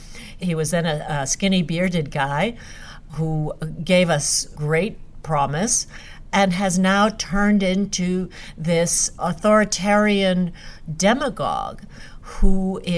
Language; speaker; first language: English; non-native, fluent; Hungarian